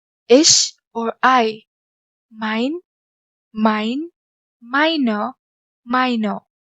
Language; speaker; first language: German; non-native, fluent; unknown